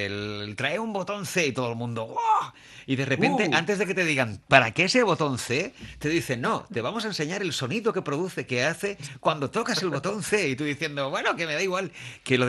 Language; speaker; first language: Spanish; native; Spanish